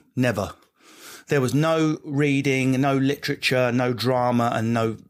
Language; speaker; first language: English; native; English